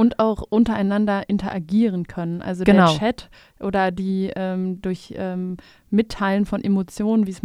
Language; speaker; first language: German; native; German